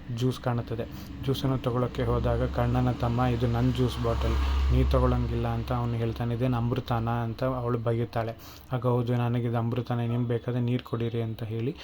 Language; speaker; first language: Kannada; native; Kannada